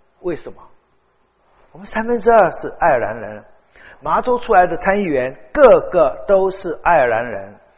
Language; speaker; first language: Chinese; native; Chinese